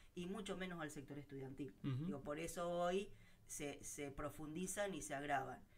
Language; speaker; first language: Spanish; native; Spanish